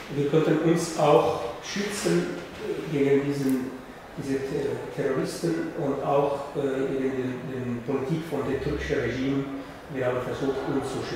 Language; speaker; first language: German; non-native, fluent; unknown